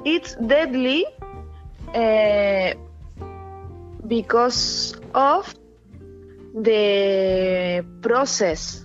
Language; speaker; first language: English; non-native, learner; Spanish